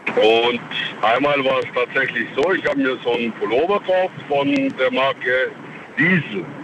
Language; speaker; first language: German; non-native, fluent; Chinese